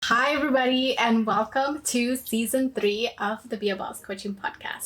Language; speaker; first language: English; native; English